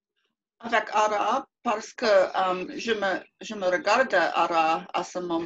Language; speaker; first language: French; non-native, learner; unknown